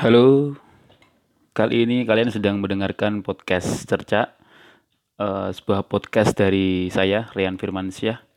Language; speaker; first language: Indonesian; non-native, local second language; Javanese